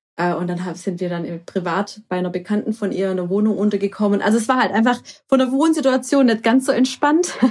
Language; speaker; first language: German; early bilingual, other home language; Croatian